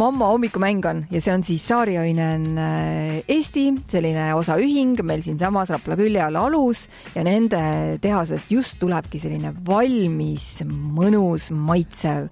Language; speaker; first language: Estonian; native; Estonian